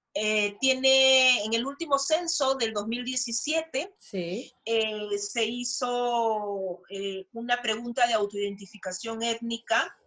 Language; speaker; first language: Spanish; native; Spanish